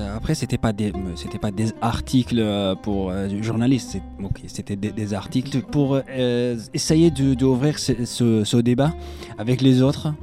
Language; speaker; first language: French; non-native, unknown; Arabic